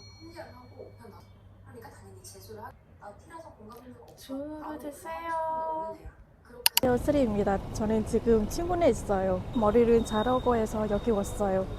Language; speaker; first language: Korean; non-native, learner; Vietnamese